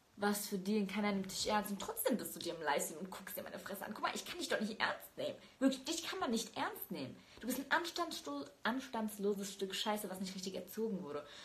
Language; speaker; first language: German; early bilingual, other home language; Turkish